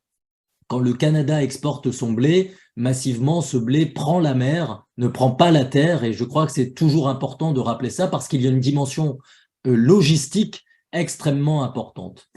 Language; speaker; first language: French; native; French